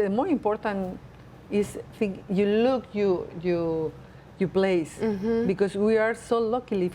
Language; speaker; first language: English; non-native, learner; Spanish